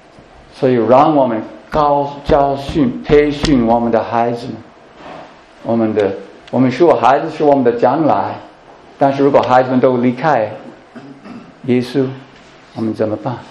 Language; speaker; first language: Chinese; non-native, fluent; English